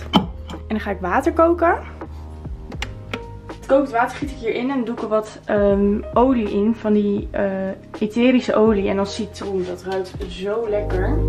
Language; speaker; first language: Dutch; native; Dutch